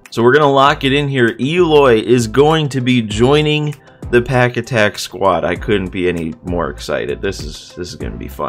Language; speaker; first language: English; native; English